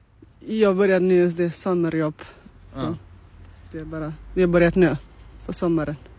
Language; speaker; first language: Swedish; non-native, learner; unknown